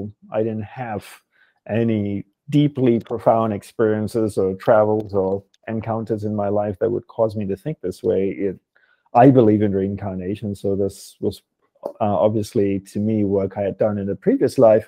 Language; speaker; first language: English; non-native, local second language; Tamil